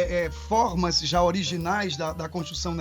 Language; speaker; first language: Portuguese; native; Portuguese